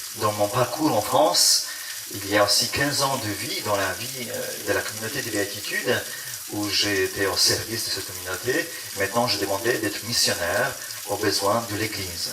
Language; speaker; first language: French; non-native, fluent; Polish